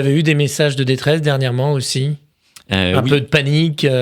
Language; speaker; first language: French; native; French